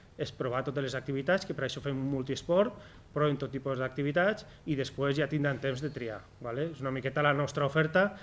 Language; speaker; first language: Catalan; native; Catalan